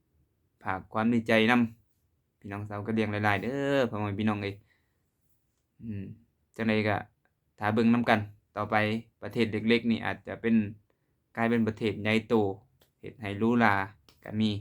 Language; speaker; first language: Thai; non-native, local second language; Lao